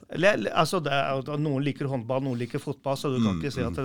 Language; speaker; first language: Norwegian; early bilingual, other home language; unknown